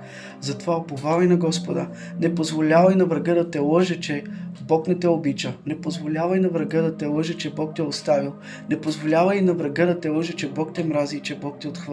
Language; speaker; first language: Bulgarian; native; Bulgarian